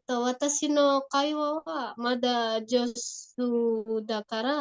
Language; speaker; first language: Japanese; non-native, learner; Indonesian